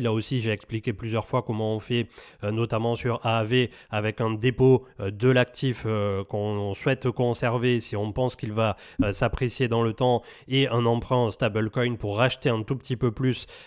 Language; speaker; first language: French; native; French